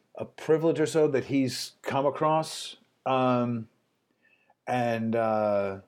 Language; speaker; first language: English; native; English